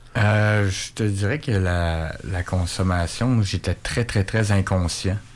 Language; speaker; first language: French; native; French